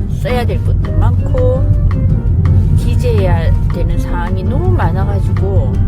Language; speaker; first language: Korean; native; Korean